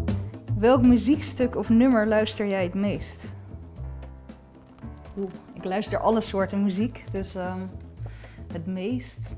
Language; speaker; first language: Dutch; native; Dutch